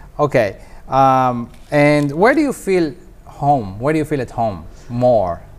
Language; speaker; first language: English; non-native, fluent; Hebrew